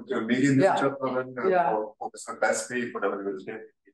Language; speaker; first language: German; native; German